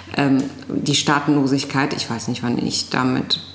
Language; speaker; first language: German; early bilingual, other home language; Arabic